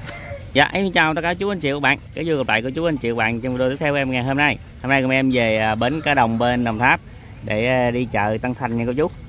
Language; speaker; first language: Vietnamese; native; Vietnamese